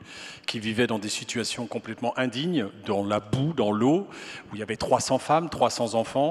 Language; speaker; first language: French; native; French